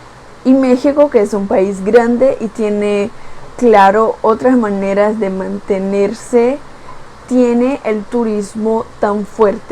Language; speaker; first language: Spanish; non-native, fluent; Portuguese